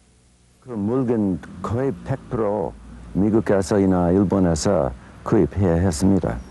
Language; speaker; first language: Korean; non-native, learner; English